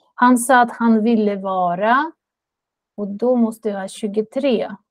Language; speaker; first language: Swedish; non-native, fluent; Russian